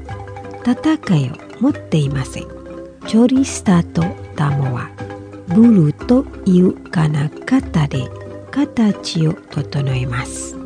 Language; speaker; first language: Japanese; non-native, fluent; Indonesian